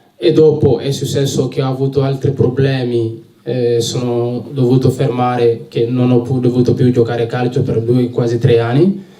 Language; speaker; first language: Italian; non-native, fluent; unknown